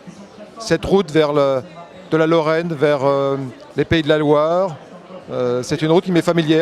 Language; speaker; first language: French; native; French